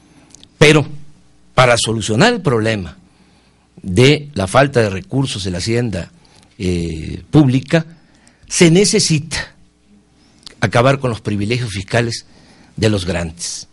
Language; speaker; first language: Spanish; native; Spanish